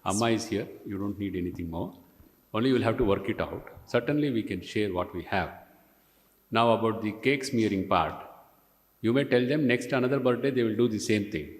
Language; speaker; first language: English; non-native, local second language; Kannada